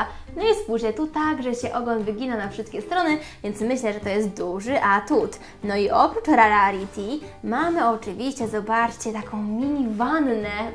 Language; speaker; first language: Polish; native; Polish